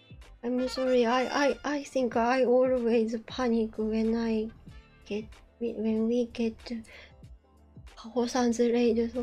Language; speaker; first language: English; non-native, learner; Japanese